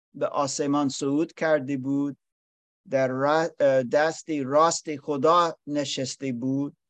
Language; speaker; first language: Persian; non-native, learner; English